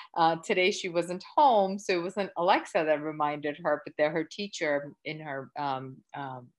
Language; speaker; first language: English; early bilingual, other home language; Gujarati